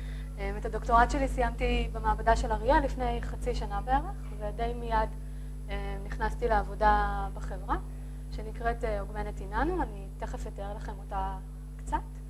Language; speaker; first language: Hebrew; native; Hebrew